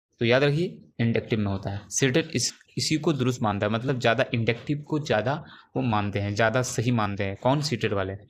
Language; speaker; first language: Urdu; native; Urdu